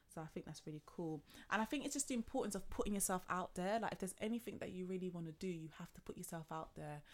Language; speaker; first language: English; native; English